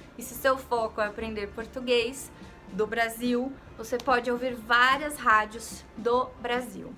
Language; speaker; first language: Portuguese; native; Portuguese